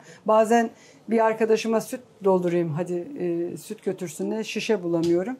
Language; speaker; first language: Turkish; native; Turkish